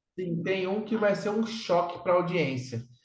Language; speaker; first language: Portuguese; native; Portuguese